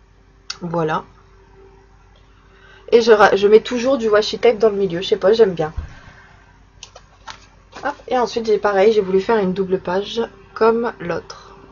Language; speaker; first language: French; native; French